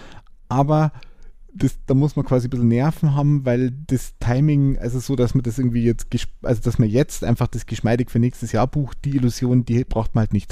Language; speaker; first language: German; native; German